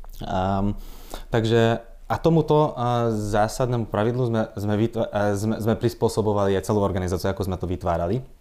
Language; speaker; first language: Slovak; non-native, local second language; Hungarian